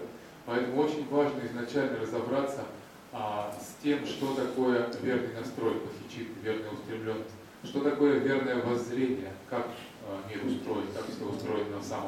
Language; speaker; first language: Russian; native; Russian